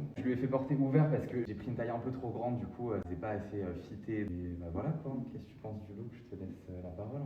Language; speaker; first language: French; native; French